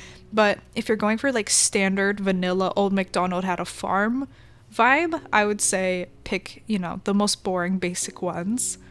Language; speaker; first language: English; native; English